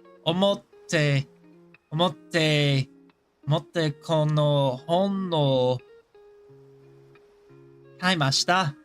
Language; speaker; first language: Japanese; non-native, learner; English